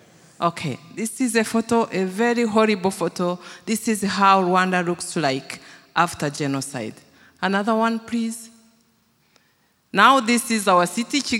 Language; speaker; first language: English; non-native, local second language; Kinyarwanda